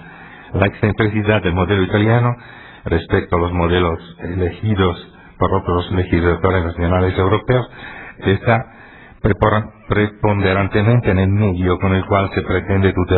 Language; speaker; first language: Spanish; non-native, fluent; Italian